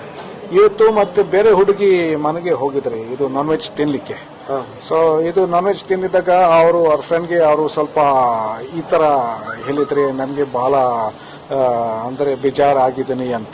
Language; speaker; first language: Kannada; non-native, fluent; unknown